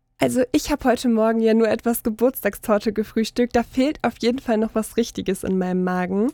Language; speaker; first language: German; native; German